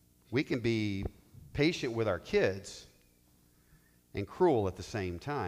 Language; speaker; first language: English; native; English